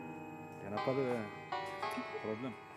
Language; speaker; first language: French; non-native, learner; Turkish